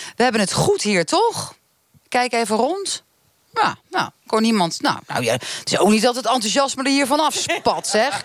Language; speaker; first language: Dutch; native; Dutch